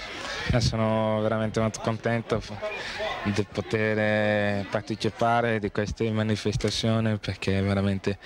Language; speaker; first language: Italian; non-native, fluent; Portuguese